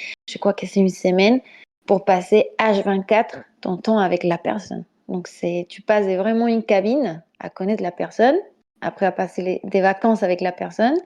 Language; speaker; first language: French; non-native, fluent; Spanish